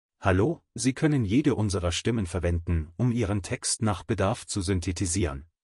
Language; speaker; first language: German; non-native, learner; Spanish